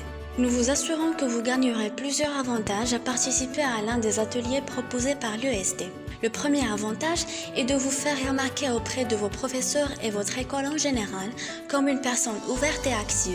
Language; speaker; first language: French; non-native, local second language; Arabic